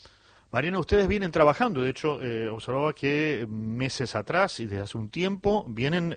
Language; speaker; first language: Spanish; native; Spanish